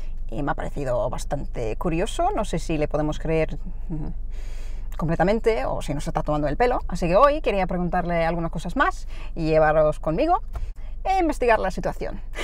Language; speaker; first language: Spanish; non-native, fluent; English